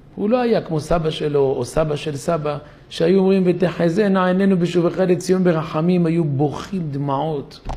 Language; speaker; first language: Hebrew; native; Hebrew